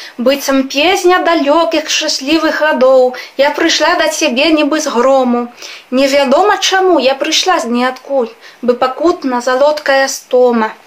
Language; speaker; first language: Belarusian; non-native, fluent; Spanish